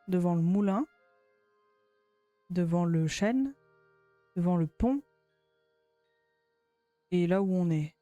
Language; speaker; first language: French; native; French